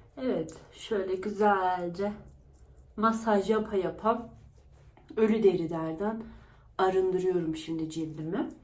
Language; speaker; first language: Turkish; early bilingual, heritage; Turkish